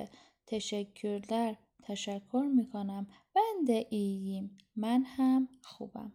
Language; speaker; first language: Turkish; non-native, fluent; Persian